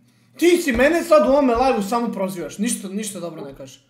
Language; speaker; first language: Bosnian; native; Bosnian